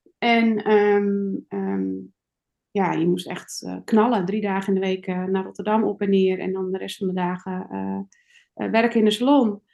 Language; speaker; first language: Dutch; native; Dutch